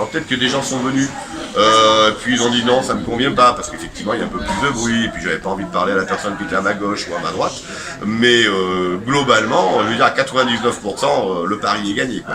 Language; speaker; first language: French; native; French